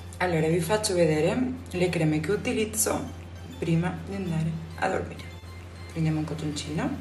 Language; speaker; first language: Italian; non-native, fluent; Spanish